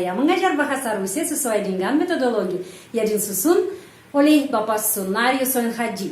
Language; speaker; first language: Indonesian; non-native, fluent; Russian